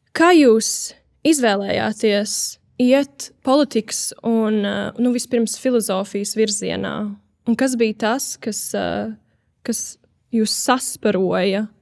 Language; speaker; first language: Latvian; early bilingual, heritage; Latvian